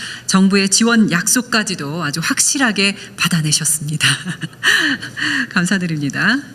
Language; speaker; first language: Korean; native; Korean